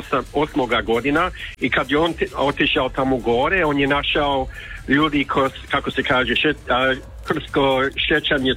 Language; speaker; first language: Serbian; early bilingual, heritage; Croatian